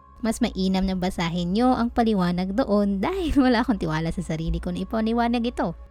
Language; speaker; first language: Filipino; non-native, local second language; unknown